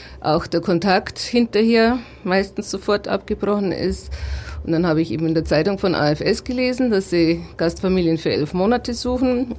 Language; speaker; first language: German; native; German